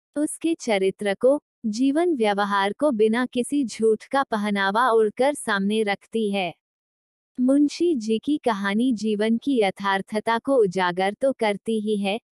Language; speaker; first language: Hindi; non-native, local second language; Marathi